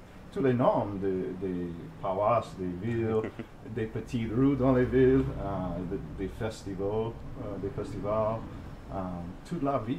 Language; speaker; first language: French; non-native, fluent; English